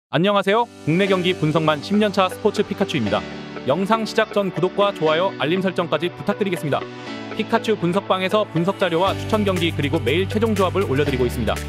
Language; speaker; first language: Korean; native; Korean